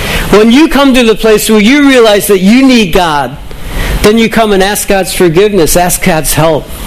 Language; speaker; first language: English; native; English